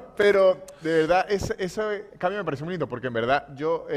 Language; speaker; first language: Spanish; native; Spanish